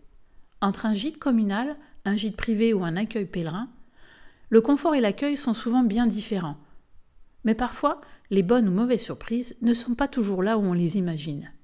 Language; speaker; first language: French; native; French